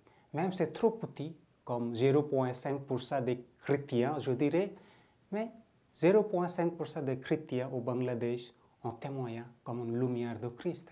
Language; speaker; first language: French; non-native, fluent; Bangla